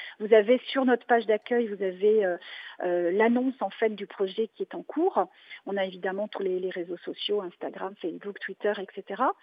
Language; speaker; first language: French; native; French